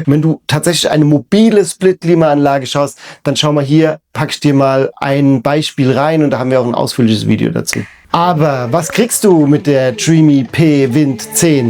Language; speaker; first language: German; native; German